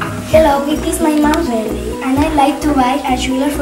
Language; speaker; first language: English; non-native, learner; Catalan